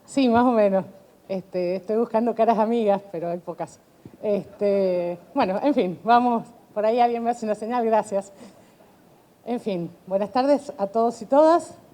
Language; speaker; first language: Spanish; native; Spanish